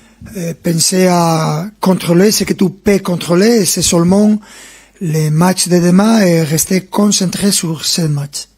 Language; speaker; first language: French; non-native, fluent; Spanish